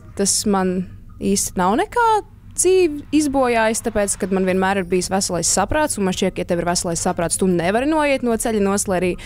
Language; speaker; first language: Latvian; native; Latvian